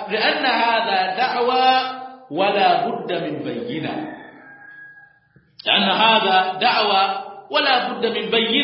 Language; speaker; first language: Arabic; non-native, fluent; Swahili